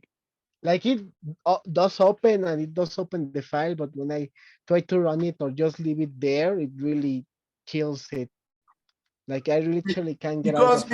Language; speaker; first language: English; non-native, fluent; Spanish